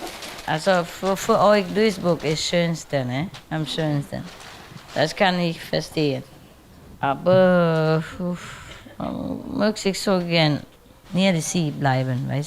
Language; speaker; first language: German; non-native, learner; Vietnamese